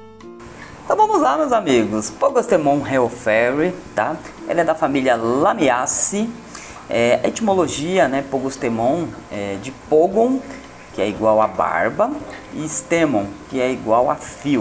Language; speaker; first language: Portuguese; native; Portuguese